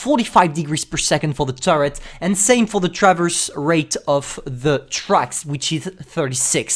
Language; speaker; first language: English; non-native, fluent; French